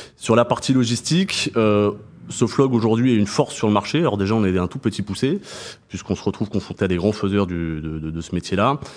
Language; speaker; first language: French; native; French